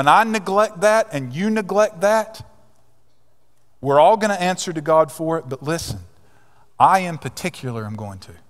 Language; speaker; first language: English; native; English